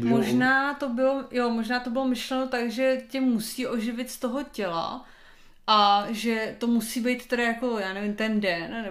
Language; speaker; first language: Czech; native; Czech